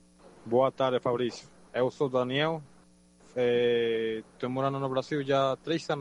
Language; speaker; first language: Portuguese; non-native, learner; Spanish